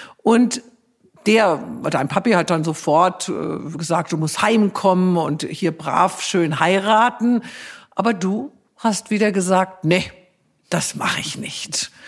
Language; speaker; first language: German; native; German